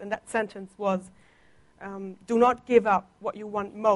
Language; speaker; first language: English; non-native, fluent; Italian